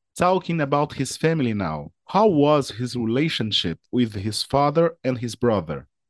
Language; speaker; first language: English; non-native, fluent; Portuguese